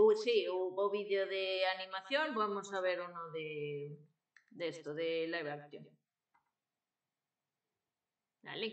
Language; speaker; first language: Spanish; native; Spanish